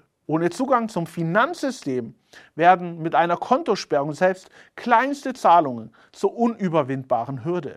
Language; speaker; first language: German; native; German